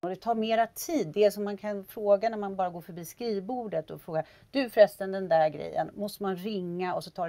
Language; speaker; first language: Swedish; native; Swedish